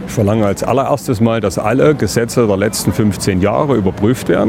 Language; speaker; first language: German; native; German